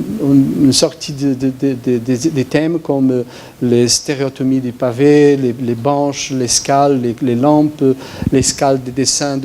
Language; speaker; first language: French; non-native, fluent; Portuguese